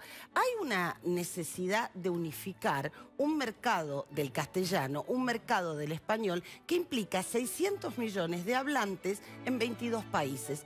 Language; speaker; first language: Spanish; native; Spanish